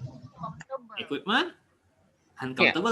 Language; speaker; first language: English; non-native, fluent; Indonesian